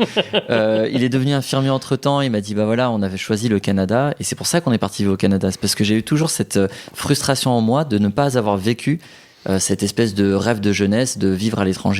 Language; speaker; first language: French; native; French